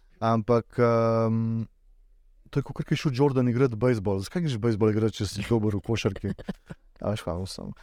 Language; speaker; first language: Slovenian; native; Slovenian